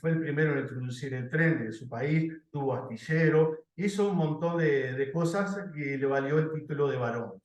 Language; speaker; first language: Spanish; native; Spanish